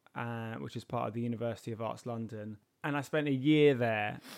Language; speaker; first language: English; native; English